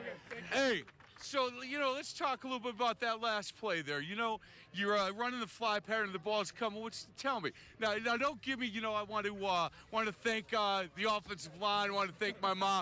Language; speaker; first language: English; native; English